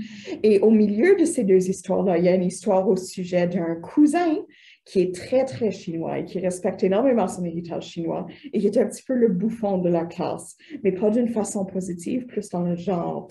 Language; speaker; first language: French; native; French